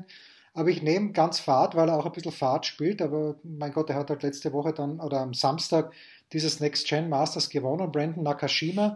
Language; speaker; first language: German; native; German